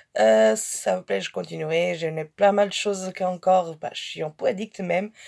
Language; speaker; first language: French; non-native, fluent; Portuguese